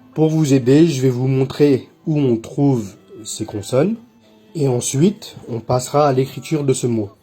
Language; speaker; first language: French; native; French